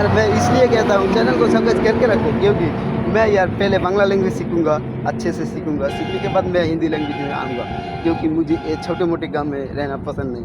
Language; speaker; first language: Hindi; non-native, local second language; Bangla